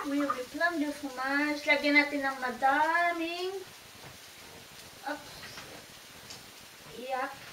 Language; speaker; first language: French; non-native, fluent; Filipino